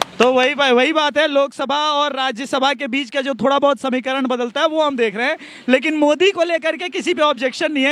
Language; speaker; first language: Hindi; native; Hindi